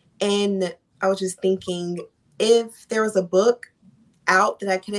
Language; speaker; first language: English; native; English